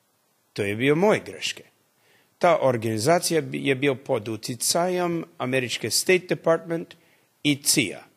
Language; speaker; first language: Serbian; early bilingual, heritage; English